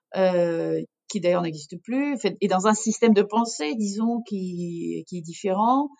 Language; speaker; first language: French; non-native, fluent; Russian